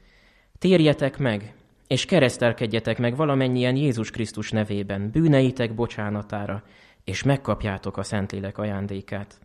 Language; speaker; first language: Hungarian; native; Hungarian